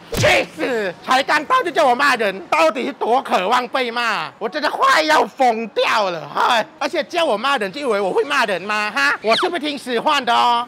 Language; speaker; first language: Chinese; non-native, fluent; Thai